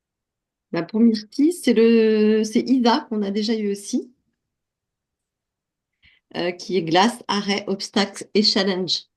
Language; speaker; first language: French; native; French